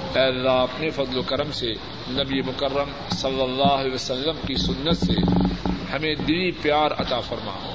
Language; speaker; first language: Urdu; native; Urdu